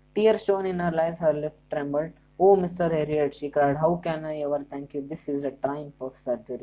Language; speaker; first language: English; non-native, local second language; Kannada